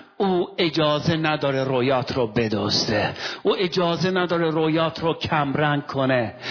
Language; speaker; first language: Persian; non-native, local second language; Armenian